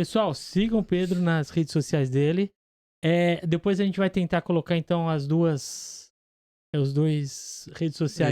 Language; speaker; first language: Portuguese; native; Portuguese